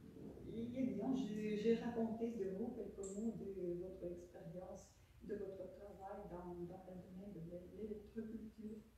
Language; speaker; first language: French; non-native, learner; Russian